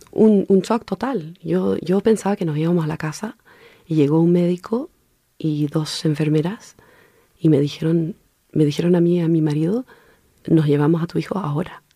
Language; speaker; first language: Spanish; early bilingual, heritage; Spanish